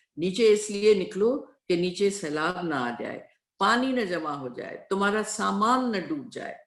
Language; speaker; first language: Urdu; non-native, local second language; Sindhi